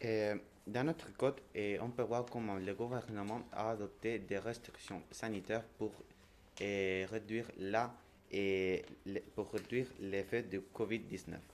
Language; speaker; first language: French; non-native, learner; Spanish